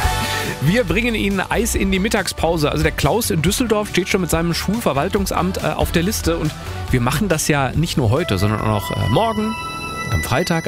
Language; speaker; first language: German; native; German